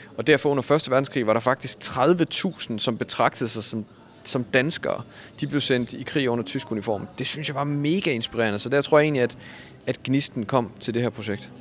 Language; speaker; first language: Danish; native; Danish